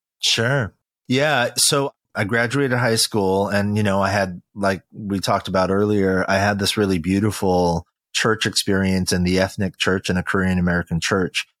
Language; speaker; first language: English; early bilingual, other home language; Korean